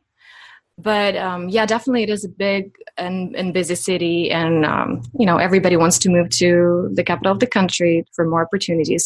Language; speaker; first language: English; non-native, fluent; Ukrainian